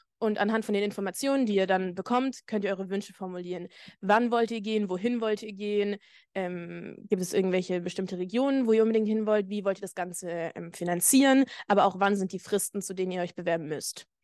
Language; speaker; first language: German; native; German